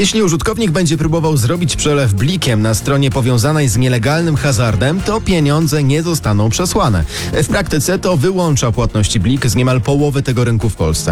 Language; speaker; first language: Polish; native; Polish